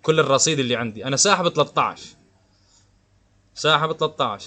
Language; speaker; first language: Arabic; native; Arabic